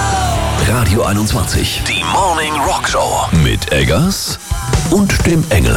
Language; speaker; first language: German; native; German